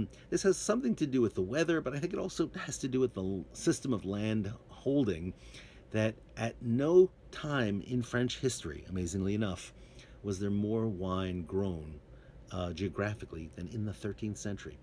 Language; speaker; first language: English; native; English